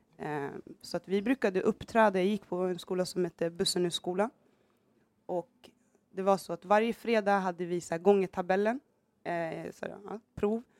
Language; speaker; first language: Swedish; early bilingual, other home language; Somali